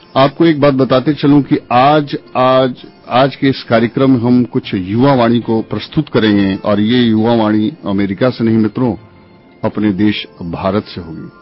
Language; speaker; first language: Hindi; native; Hindi